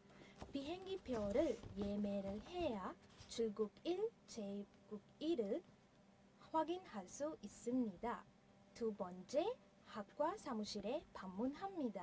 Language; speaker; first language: Korean; non-native, fluent; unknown